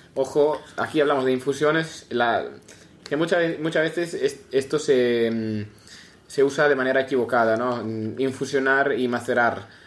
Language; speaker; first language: Spanish; non-native, fluent; Italian